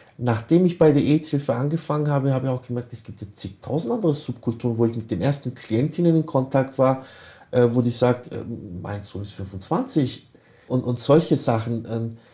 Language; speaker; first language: German; early bilingual, other home language; Kurdish